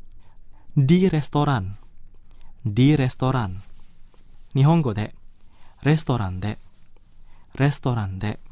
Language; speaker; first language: Japanese; non-native, fluent; Indonesian